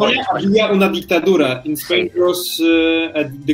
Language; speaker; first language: Spanish; non-native, learner; Polish